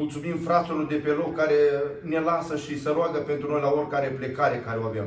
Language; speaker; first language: Romanian; native; Romanian